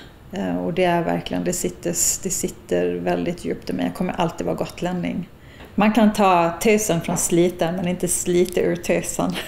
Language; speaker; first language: Swedish; native; Swedish